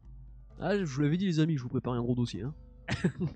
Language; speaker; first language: French; native; French